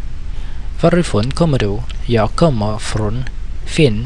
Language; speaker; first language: Swedish; non-native, learner; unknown